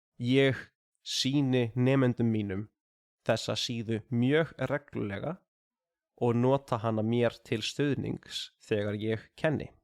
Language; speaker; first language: Icelandic; native; Icelandic